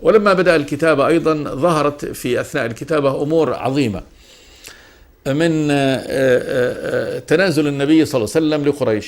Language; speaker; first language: Arabic; native; Arabic